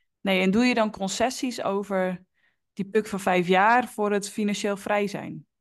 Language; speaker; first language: Dutch; native; Dutch